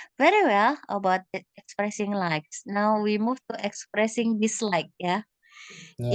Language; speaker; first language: English; non-native, fluent; Indonesian